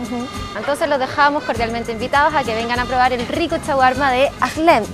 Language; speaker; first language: Spanish; native; Spanish